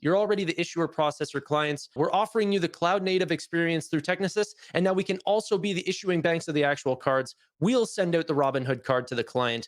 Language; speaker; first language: English; native; English